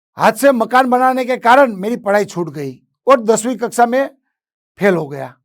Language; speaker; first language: Hindi; non-native, local second language; Gujarati